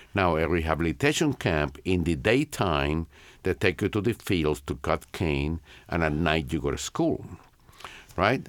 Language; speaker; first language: English; non-native, fluent; Spanish